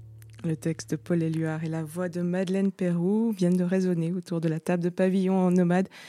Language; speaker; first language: French; native; French